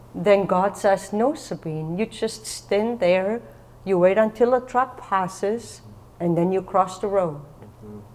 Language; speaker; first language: English; non-native, fluent; German